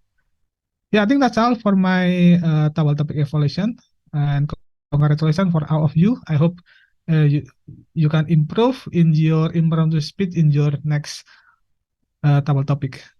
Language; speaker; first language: English; non-native, learner; Indonesian